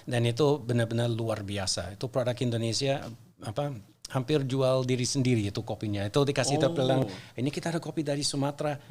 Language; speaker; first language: Indonesian; non-native, fluent; English